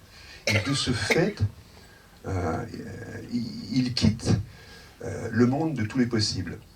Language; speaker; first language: French; native; French